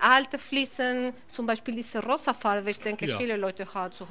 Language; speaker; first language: German; non-native, learner; Spanish